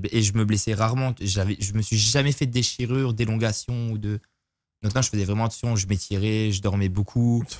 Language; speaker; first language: French; native; French